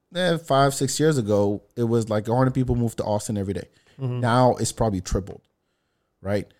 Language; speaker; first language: English; non-native, fluent; French